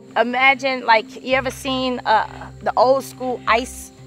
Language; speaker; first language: English; native; English